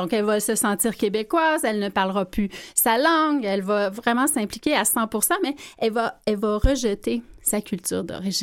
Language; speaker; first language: French; native; French